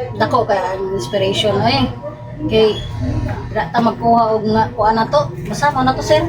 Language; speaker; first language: Cebuano; native; Cebuano